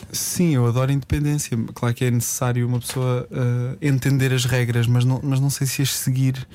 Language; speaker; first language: Portuguese; native; Portuguese